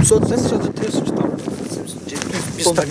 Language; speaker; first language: Russian; non-native, learner; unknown